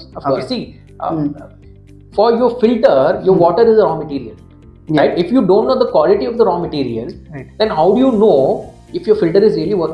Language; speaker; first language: English; non-native, local second language; Hindi